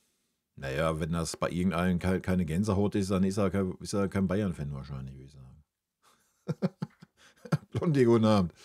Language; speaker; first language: German; native; German